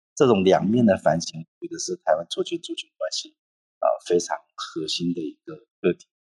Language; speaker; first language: Chinese; non-native, local second language; Hakka Chinese